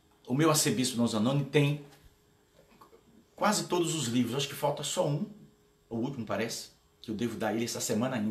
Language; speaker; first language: Portuguese; native; Portuguese